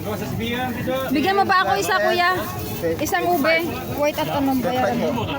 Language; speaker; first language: Filipino; non-native, local second language; Cebuano